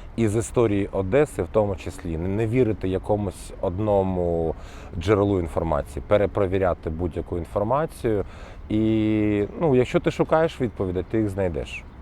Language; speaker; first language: Ukrainian; non-native, local second language; Russian